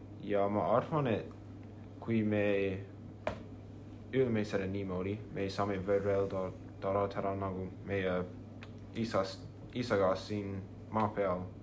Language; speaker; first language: Estonian; non-native, learner; English